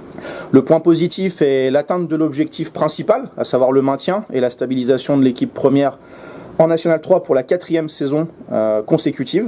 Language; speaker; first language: French; native; French